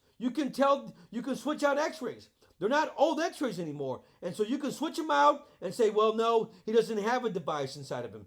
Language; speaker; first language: English; native; English